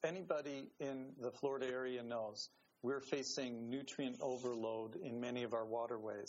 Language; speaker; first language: English; native; English